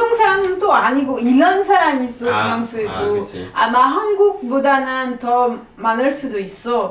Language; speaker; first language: Korean; non-native, fluent; French